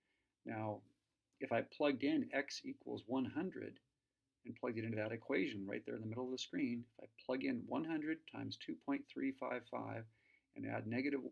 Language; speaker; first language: English; native; English